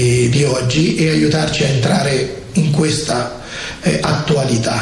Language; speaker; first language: Italian; native; Italian